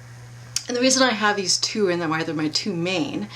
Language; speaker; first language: English; native; English